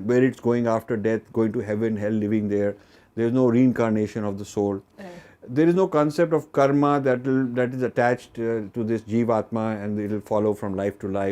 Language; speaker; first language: English; non-native, local second language; Hindi